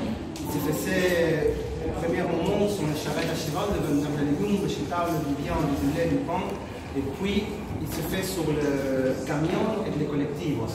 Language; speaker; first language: French; non-native, fluent; Spanish